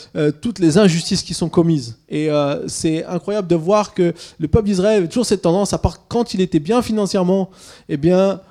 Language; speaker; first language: French; early bilingual, other home language; Swiss German